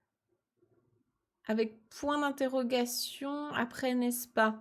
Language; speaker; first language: French; native; French